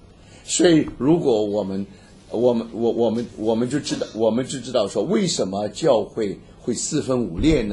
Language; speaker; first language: Chinese; native; Chinese